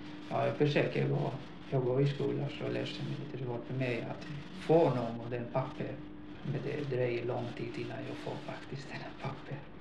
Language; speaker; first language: Swedish; non-native, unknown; Greek